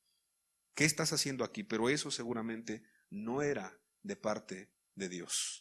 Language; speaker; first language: Spanish; native; Spanish